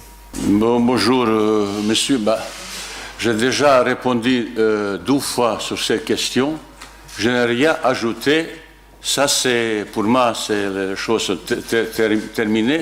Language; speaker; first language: French; non-native, learner; Bosnian